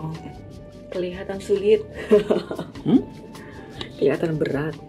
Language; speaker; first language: Indonesian; native; Indonesian